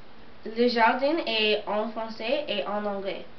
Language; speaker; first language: French; non-native, learner; English